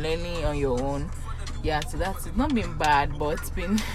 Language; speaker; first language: English; non-native, local second language; Yoruba